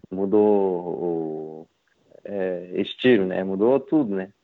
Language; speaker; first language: Portuguese; non-native, fluent; Japanese